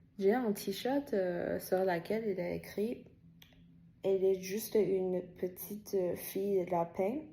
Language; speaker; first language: French; non-native, fluent; Chinese